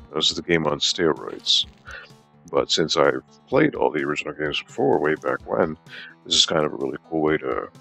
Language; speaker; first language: English; native; English